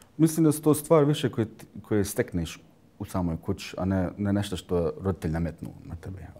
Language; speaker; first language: Bosnian; early bilingual, heritage; Bosnian